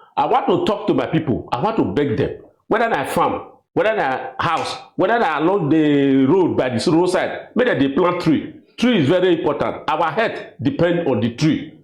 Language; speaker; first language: Nigerian Pidgin; non-native, local second language; Bini